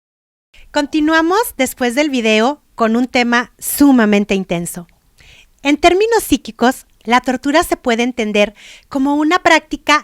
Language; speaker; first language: Spanish; native; Spanish